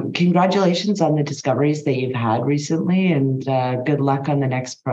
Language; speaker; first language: English; native; English